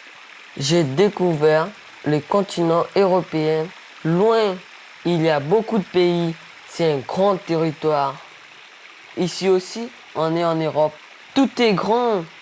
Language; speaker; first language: French; non-native, local second language; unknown